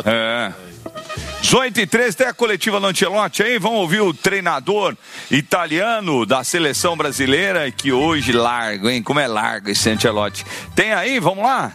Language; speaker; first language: Portuguese; native; Portuguese